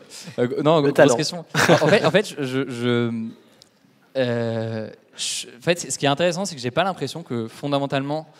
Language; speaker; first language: French; native; French